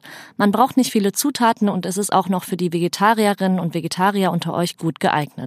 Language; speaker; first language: German; native; German